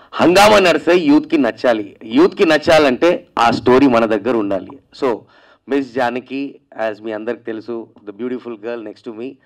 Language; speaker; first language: Telugu; native; Telugu